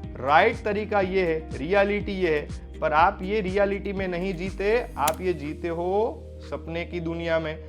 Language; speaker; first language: Hindi; non-native, local second language; Gujarati